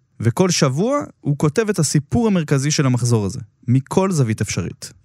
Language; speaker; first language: Hebrew; native; Hebrew